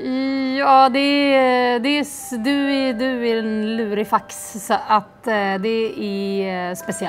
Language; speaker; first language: Swedish; native; Swedish